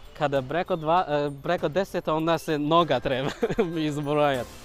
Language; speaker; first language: Bosnian; non-native, learner; Chinese